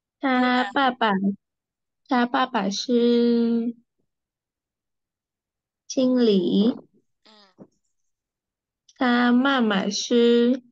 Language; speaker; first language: Chinese; non-native, learner; Vietnamese